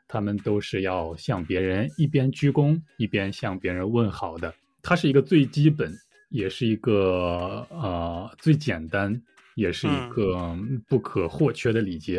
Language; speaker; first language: Chinese; native; Chinese